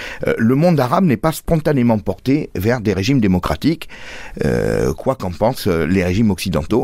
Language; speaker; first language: French; native; French